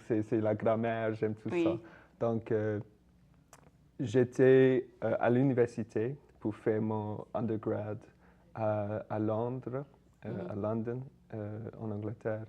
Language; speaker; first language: French; non-native, fluent; English